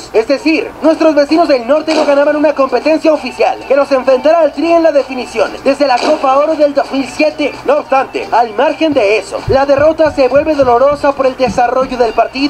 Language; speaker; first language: Spanish; native; Spanish